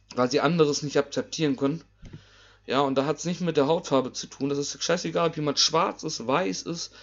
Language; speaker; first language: German; native; German